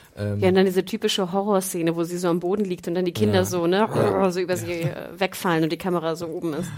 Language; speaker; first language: German; native; German